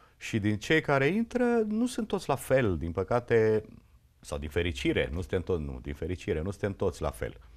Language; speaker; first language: Romanian; native; Romanian